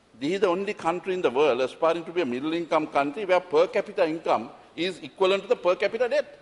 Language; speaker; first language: English; non-native, local second language; Sinhala